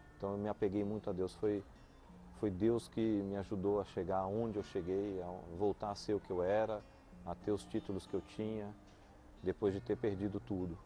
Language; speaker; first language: Portuguese; early bilingual, other home language; Spanish